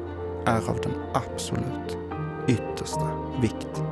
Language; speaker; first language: Swedish; native; Swedish